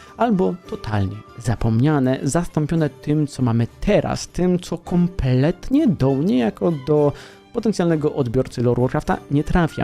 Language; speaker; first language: Polish; native; Polish